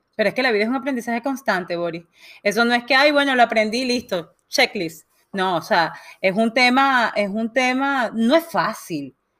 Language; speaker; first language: Spanish; native; Spanish